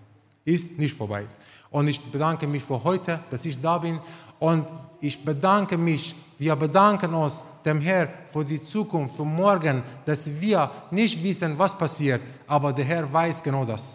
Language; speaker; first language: German; non-native, fluent; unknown